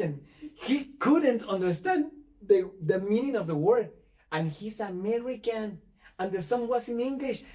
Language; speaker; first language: English; non-native, fluent; Spanish